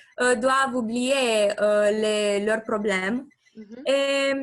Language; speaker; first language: French; non-native, learner; Romanian